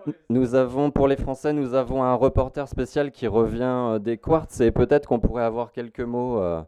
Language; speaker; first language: French; native; French